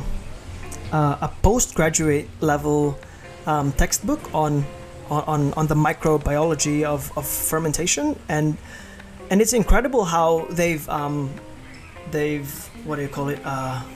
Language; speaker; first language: English; non-native, local second language; Hiligaynon